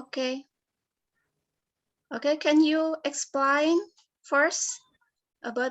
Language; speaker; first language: English; non-native, learner; Indonesian